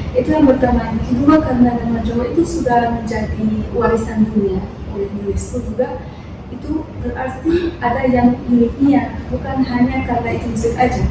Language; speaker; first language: Indonesian; non-native, fluent; Arabic